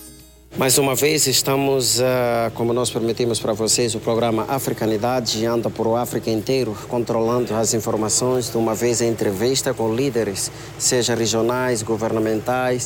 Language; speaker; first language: Portuguese; non-native, local second language; Upper Guinea Crioulo